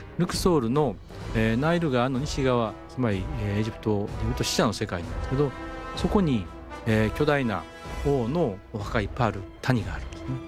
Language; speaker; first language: Japanese; native; Japanese